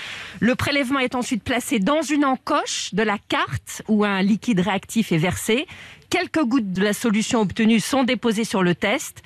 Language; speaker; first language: French; native; French